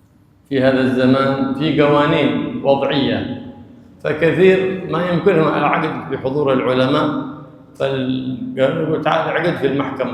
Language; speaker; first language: Arabic; native; Arabic